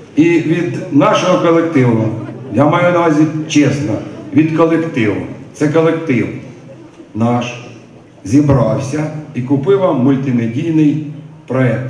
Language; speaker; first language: Ukrainian; native; Ukrainian